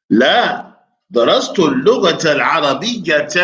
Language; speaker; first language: Arabic; non-native, fluent; English